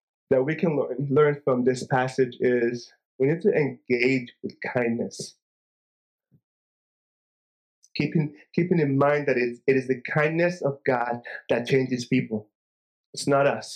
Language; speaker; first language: English; non-native, local second language; Igbo